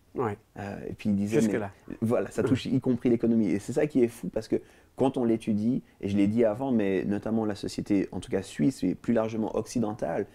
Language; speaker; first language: French; native; French